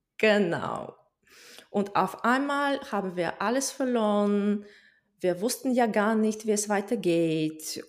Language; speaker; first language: German; non-native, fluent; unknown